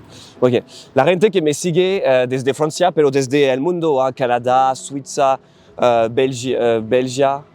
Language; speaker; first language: Spanish; non-native, learner; French